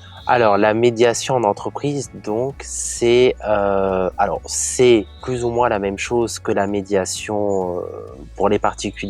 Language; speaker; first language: French; native; French